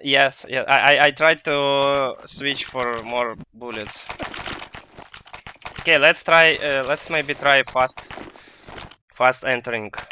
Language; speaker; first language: English; non-native, local second language; Russian